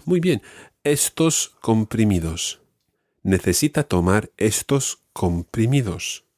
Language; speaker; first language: Spanish; non-native, fluent; English